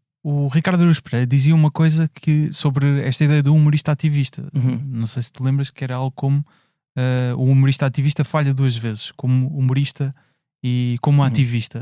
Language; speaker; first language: Portuguese; native; Portuguese